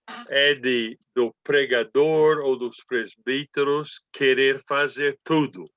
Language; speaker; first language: Portuguese; non-native, fluent; English